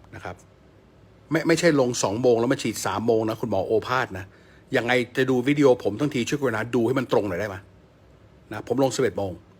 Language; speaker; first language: Thai; native; Thai